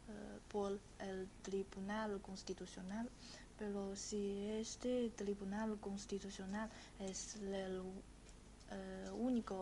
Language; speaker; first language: Spanish; non-native, fluent; Chinese